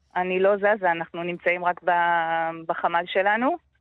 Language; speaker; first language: Hebrew; native; Hebrew